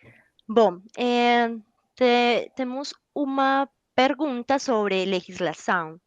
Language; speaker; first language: Portuguese; non-native, learner; Spanish